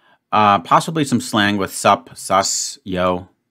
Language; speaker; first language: English; native; English